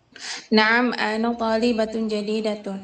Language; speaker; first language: Arabic; non-native, learner; Indonesian